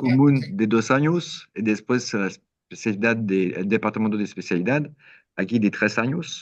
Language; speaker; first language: Spanish; non-native, learner; French